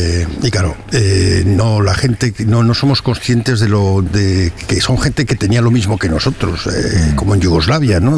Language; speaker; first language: Spanish; native; Spanish